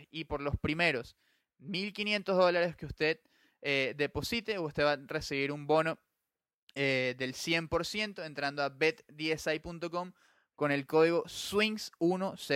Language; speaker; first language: Spanish; native; Spanish